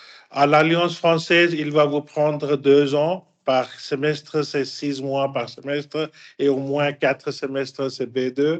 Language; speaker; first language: French; non-native, fluent; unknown